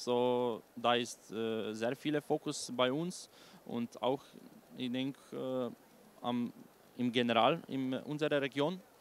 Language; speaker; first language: German; non-native, learner; Slovenian